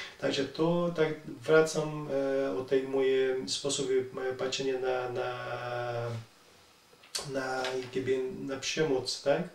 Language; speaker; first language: Polish; non-native, learner; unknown